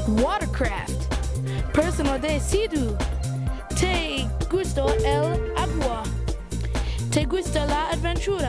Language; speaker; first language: Spanish; non-native, learner; English